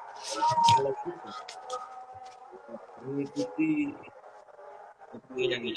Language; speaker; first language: Indonesian; non-native, local second language; Javanese